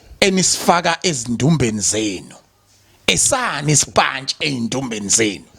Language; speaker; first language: Zulu; native; Zulu